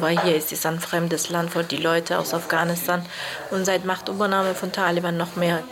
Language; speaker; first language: German; non-native, fluent; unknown